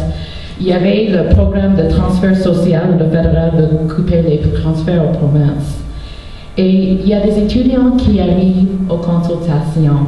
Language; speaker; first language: French; non-native, local second language; English